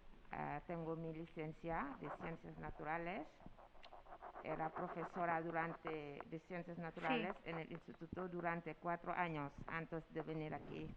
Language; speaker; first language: Spanish; non-native, fluent; Wolof